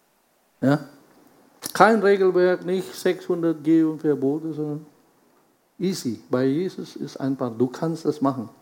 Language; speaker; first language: German; non-native, fluent; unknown